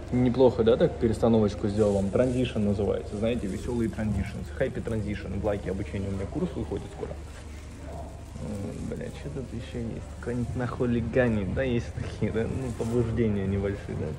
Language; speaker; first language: Russian; native; Russian